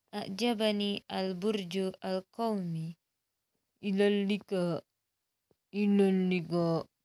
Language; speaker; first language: Arabic; non-native, fluent; Indonesian